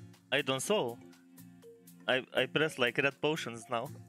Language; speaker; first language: English; non-native, learner; Lithuanian